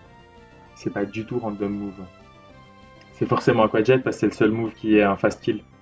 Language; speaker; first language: French; native; French